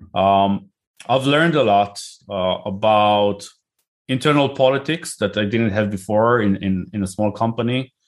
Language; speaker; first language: English; non-native, fluent; Hebrew